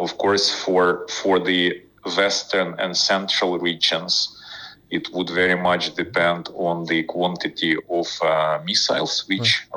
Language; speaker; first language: English; non-native, fluent; Ukrainian